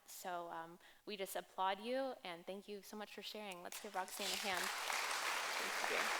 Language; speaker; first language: English; native; English